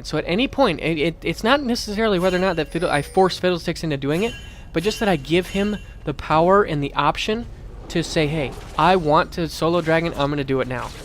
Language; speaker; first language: English; native; English